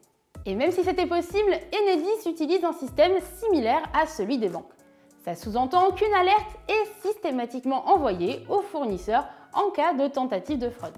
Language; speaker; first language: French; native; French